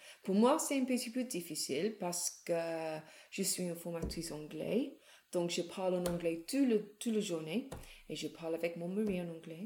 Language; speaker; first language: French; non-native, learner; English